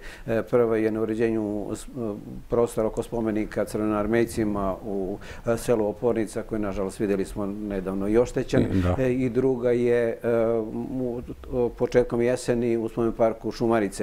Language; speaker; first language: Serbian; native; Serbian